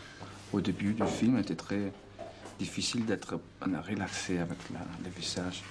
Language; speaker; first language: French; non-native, learner; Italian